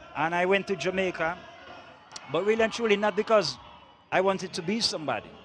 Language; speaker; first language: English; non-native, fluent; Italian